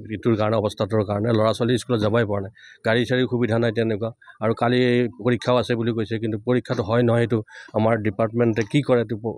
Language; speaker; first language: Assamese; native; Assamese